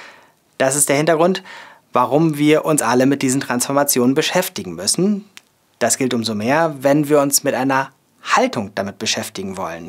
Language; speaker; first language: German; native; German